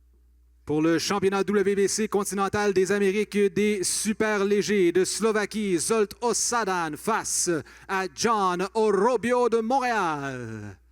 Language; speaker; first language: French; native; French